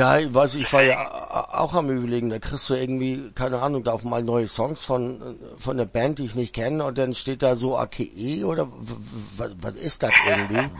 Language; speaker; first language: German; native; German